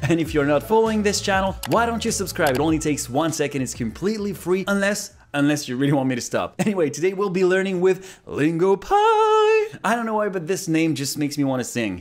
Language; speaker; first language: English; non-native, fluent; Japanese